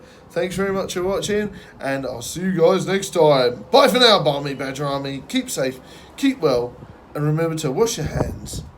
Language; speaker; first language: English; native; English